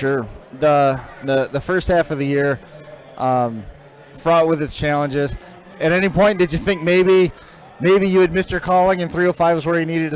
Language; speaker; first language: English; native; English